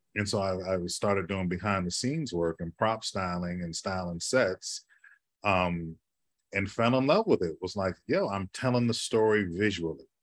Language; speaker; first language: English; native; English